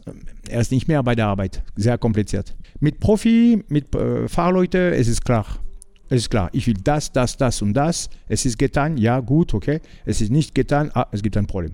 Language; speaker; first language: German; non-native, learner; French